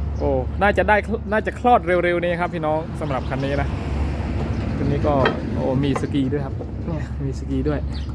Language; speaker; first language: Thai; native; Thai